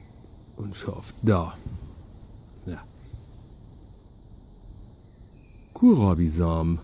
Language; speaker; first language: German; native; German